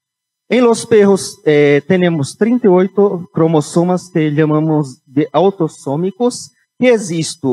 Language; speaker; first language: Spanish; non-native, fluent; Portuguese